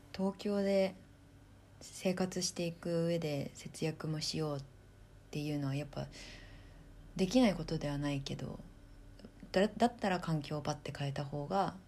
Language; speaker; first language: Japanese; native; Japanese